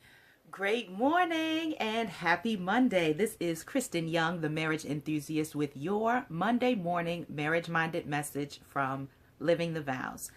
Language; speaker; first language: English; native; English